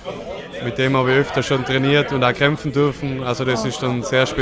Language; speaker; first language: German; native; German